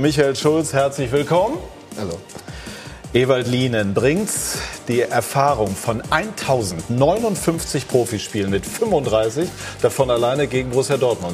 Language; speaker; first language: German; native; German